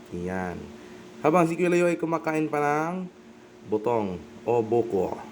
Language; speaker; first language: Filipino; non-native, local second language; Bikol